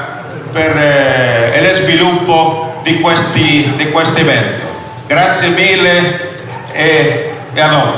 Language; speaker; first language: Italian; non-native, learner; Spanish